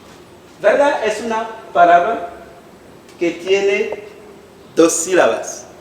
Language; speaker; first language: Spanish; non-native, fluent; Haitian Creole